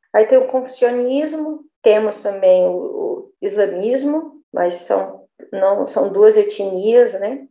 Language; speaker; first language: Portuguese; native; Portuguese